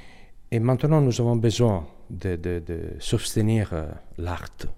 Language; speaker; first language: French; non-native, learner; Italian